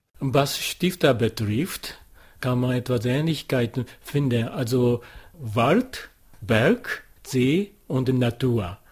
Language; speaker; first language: German; non-native, fluent; Japanese